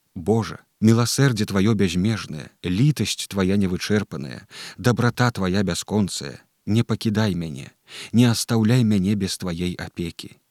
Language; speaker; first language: Belarusian; native; Belarusian